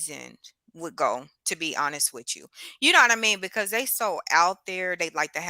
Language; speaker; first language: English; native; English